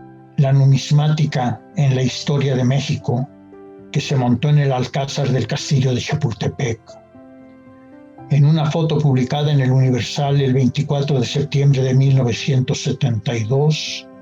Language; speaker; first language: Spanish; native; Spanish